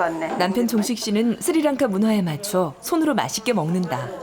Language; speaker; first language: Korean; native; Korean